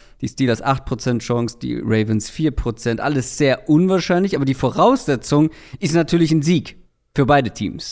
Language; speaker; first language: German; native; German